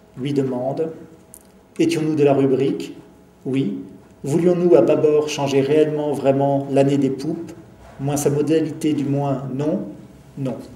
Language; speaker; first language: French; native; French